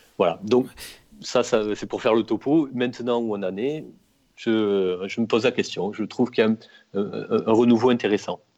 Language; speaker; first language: French; native; French